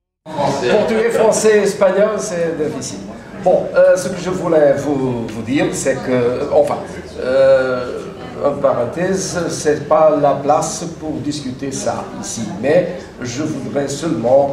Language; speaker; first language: French; non-native, fluent; Portuguese